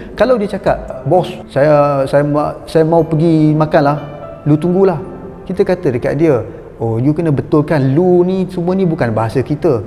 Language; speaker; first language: Malay; native; Malay